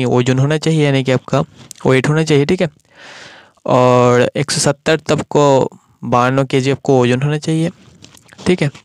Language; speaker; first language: Hindi; non-native, local second language; Bangla